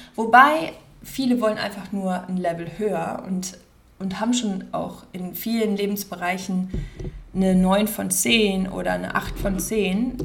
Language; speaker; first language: German; native; German